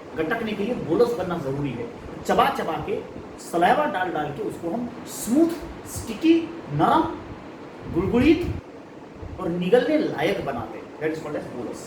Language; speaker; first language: Hindi; non-native, local second language; Marathi